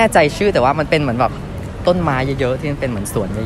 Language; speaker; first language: Thai; native; Thai